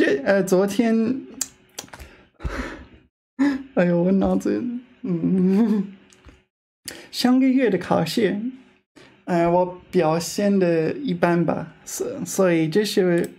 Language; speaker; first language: Chinese; non-native, fluent; English